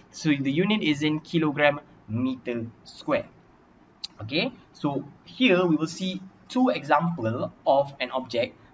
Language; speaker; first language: English; non-native, local second language; Malay